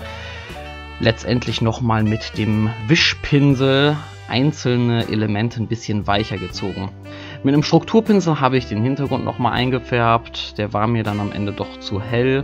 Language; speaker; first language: German; native; German